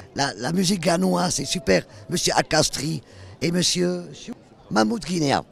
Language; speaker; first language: French; non-native, fluent; Dutch